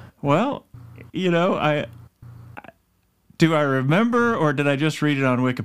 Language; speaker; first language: English; native; English